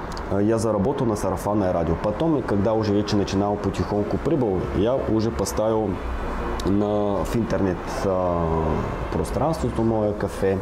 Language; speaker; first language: Russian; non-native, learner; Bulgarian